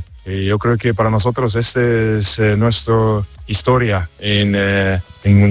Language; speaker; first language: Spanish; non-native, learner; German